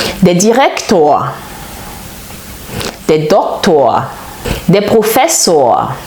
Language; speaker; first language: German; non-native, fluent; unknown